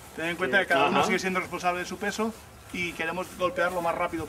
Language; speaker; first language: Spanish; native; Spanish